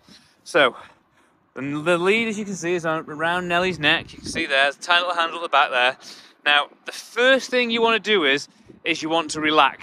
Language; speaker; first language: English; native; English